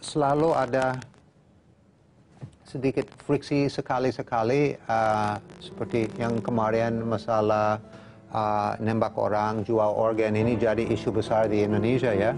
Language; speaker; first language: Indonesian; non-native, fluent; English